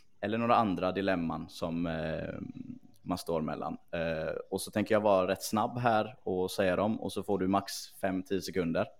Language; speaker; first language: Swedish; native; Swedish